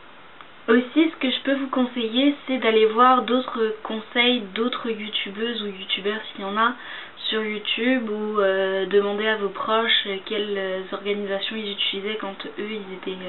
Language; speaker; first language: French; native; French